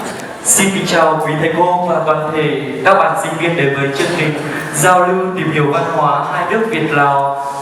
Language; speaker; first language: Vietnamese; native; Vietnamese